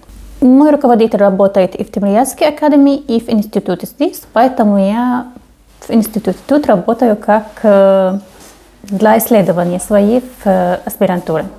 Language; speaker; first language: Russian; non-native, fluent; Arabic